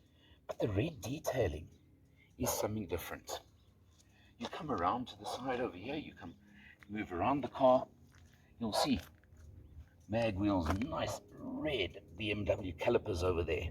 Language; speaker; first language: English; native; English